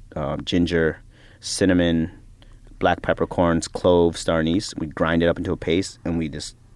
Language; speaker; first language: English; native; English